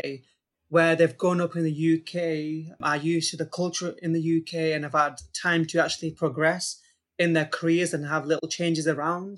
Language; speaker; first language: English; native; English